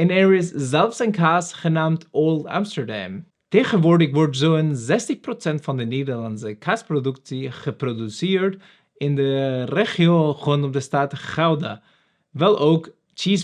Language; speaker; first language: Dutch; non-native, learner; Spanish